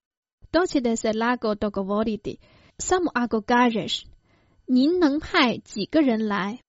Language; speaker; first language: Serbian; non-native, fluent; Chinese